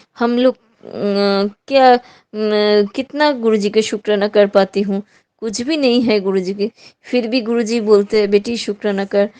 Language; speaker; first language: Hindi; non-native, local second language; Bangla